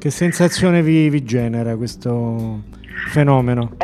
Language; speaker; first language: Italian; native; Italian